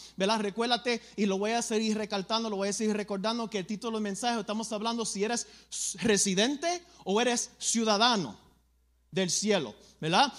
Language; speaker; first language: Spanish; early bilingual, other home language; English